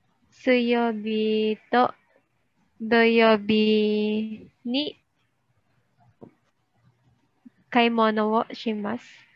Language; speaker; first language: Japanese; non-native, learner; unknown